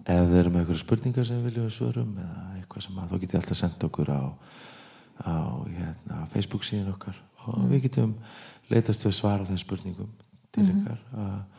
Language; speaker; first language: Icelandic; non-native, fluent; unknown